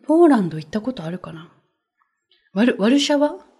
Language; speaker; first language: Japanese; native; Japanese